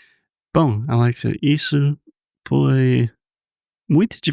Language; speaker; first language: Portuguese; non-native, fluent; English